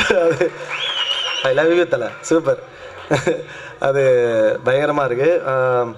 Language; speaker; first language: Tamil; native; Tamil